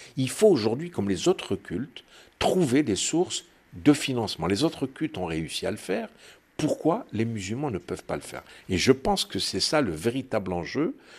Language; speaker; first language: French; non-native, local second language; Arabic